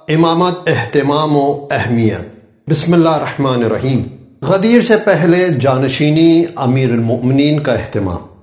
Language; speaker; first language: Urdu; native; Urdu